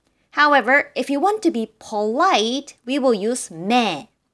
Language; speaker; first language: English; non-native, fluent; Japanese